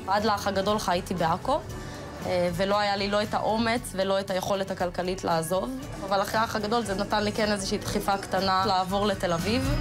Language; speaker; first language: Hebrew; early bilingual, other home language; Russian